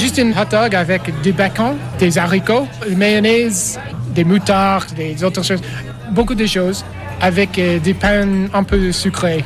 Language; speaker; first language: French; non-native, learner; English